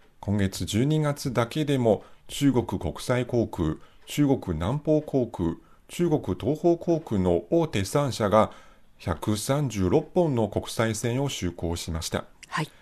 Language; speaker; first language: Japanese; non-native, fluent; Chinese